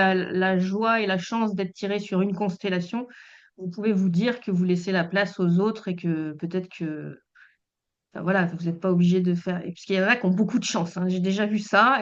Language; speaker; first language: French; native; French